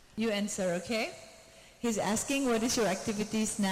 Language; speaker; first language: English; non-native, fluent; Indonesian